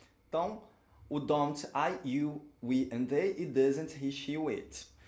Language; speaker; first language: English; non-native, fluent; Portuguese